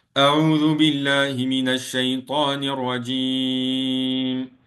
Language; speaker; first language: Arabic; non-native, fluent; French